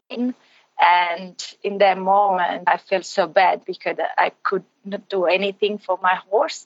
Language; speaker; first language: English; non-native, fluent; Italian